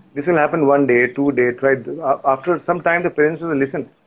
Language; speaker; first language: English; non-native, local second language; Hindi